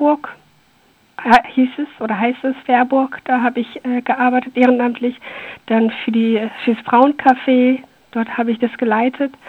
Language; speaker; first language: German; early bilingual, other home language; Persian